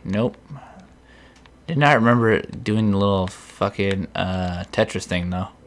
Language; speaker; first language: English; native; English